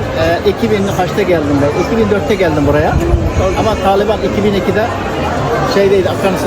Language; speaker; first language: Turkish; non-native, fluent; Uzbek